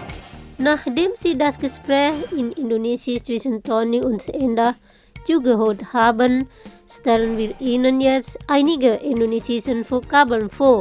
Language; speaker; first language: German; non-native, fluent; Indonesian